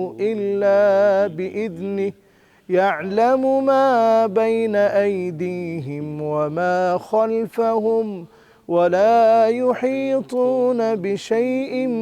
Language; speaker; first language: Arabic; non-native, fluent; Bangla